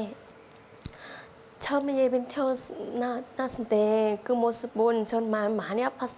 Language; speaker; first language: Korean; non-native, learner; Vietnamese